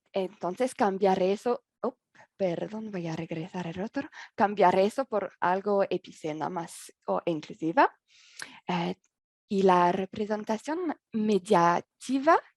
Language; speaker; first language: Spanish; non-native, learner; French